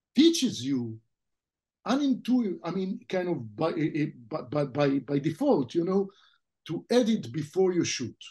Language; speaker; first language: English; non-native, fluent; French